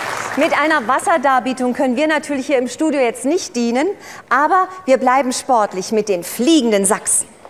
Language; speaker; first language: German; native; German